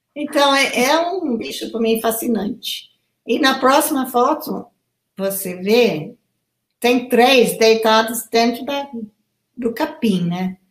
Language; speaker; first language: Portuguese; non-native, fluent; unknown